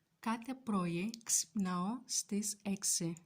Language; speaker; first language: Greek; non-native, fluent; Turkish